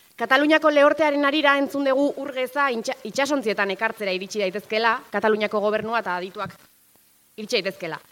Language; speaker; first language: Basque; native; Basque